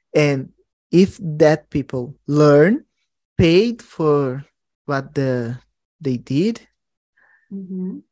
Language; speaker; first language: English; non-native, fluent; Portuguese